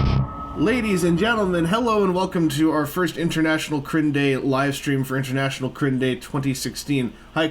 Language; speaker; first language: English; native; English